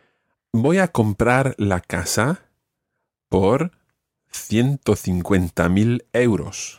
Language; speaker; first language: Spanish; non-native, fluent; English